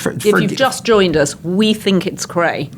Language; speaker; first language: English; native; English